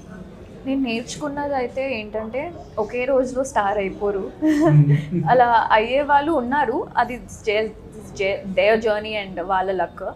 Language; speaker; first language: Telugu; native; Telugu